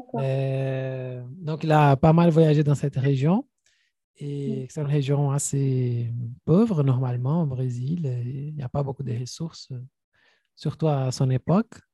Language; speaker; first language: French; non-native, fluent; Portuguese